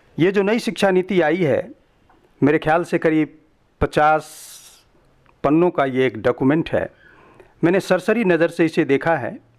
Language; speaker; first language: Hindi; native; Hindi